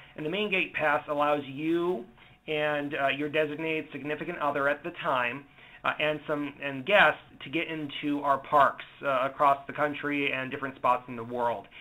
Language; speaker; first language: English; native; English